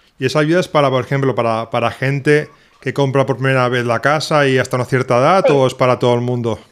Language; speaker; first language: Spanish; native; Spanish